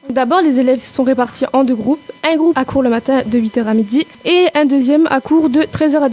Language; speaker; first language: French; native; French